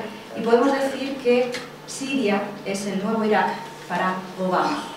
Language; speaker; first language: Spanish; native; Spanish